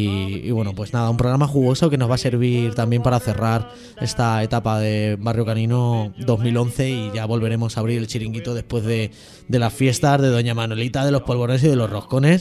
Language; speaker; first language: Spanish; native; Spanish